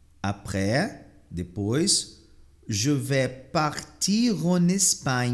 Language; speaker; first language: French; non-native, fluent; Portuguese